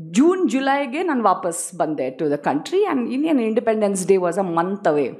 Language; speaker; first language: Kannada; non-native, local second language; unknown